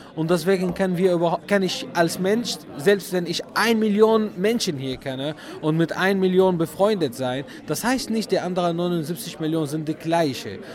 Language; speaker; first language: German; non-native, fluent; Arabic